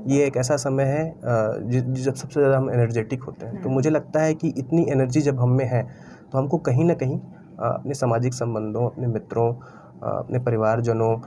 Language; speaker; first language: Hindi; native; Hindi